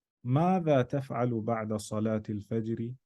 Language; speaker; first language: Arabic; non-native, fluent; English